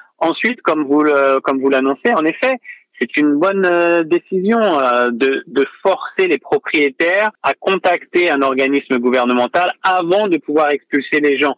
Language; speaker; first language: French; native; French